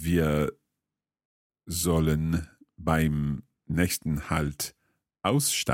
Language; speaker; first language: German; non-native, learner; English